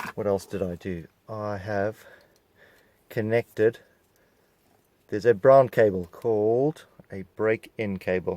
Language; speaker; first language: English; native; English